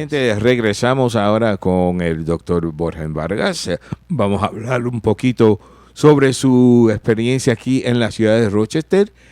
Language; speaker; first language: Spanish; early bilingual, heritage; Spanish